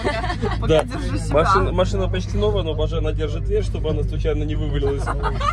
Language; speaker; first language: Russian; native; Russian